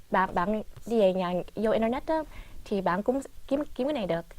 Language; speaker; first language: Vietnamese; early bilingual, other home language; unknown